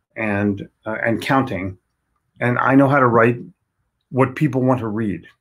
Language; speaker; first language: English; native; English